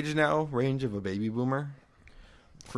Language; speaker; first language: English; native; English